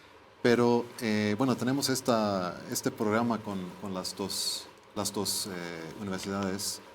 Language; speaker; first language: Spanish; non-native, fluent; Swedish